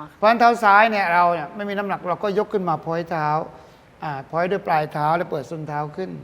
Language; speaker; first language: Thai; native; Thai